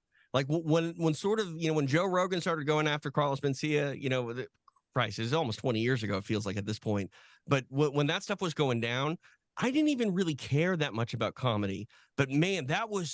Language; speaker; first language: English; native; English